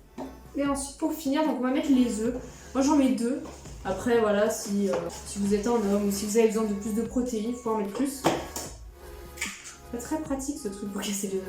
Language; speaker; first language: French; native; French